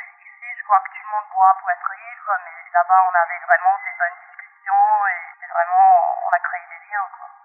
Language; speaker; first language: French; non-native, local second language; English